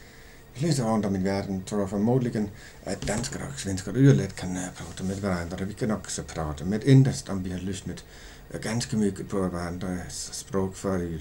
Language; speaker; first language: Swedish; non-native, learner; Danish